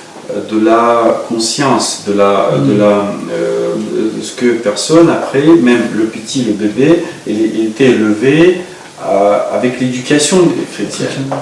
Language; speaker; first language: French; non-native, fluent; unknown